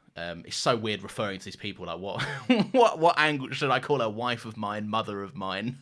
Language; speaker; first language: English; native; English